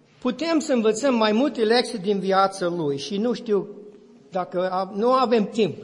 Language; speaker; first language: Romanian; non-native, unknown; English